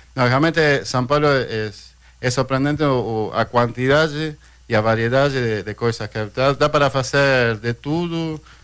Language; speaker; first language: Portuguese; non-native, fluent; Spanish